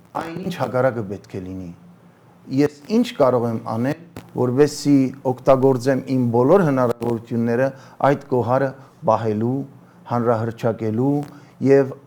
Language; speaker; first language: Armenian; early bilingual, heritage; Armenian